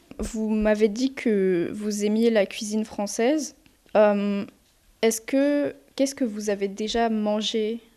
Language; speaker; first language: French; native; French